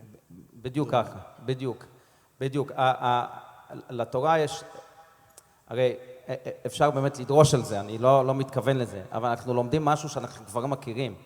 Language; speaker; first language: Hebrew; non-native, fluent; English